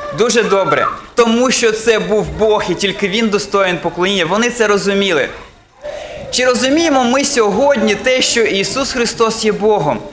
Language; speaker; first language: Ukrainian; non-native, local second language; Russian